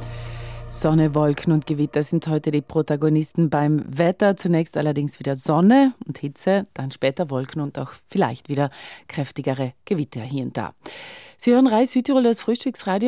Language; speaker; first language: German; native; German